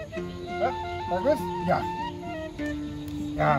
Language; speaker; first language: Indonesian; non-native, learner; Dutch